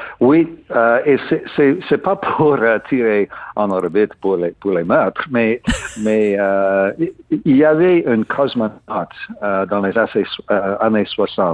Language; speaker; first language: French; non-native, learner; English